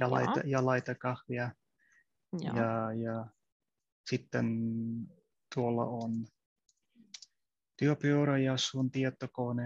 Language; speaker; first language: Finnish; non-native, learner; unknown